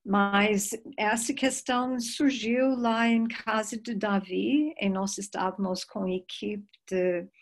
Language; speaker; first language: Portuguese; non-native, fluent; English